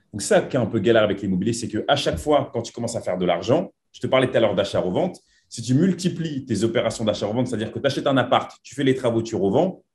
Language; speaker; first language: French; native; French